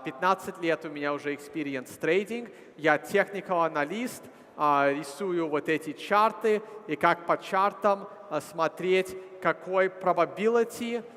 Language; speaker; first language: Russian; early bilingual, heritage; Russian